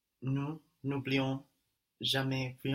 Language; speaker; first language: French; non-native, learner; English